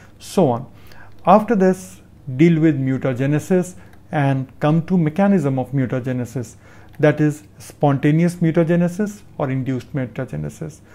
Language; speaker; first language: English; non-native, local second language; Hindi